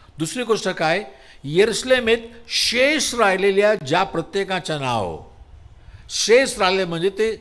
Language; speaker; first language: Marathi; non-native, local second language; Tamil